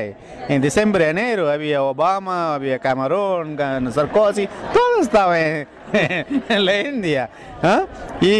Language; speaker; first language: Spanish; non-native, fluent; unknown